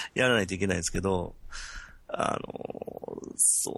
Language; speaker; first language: Japanese; native; Japanese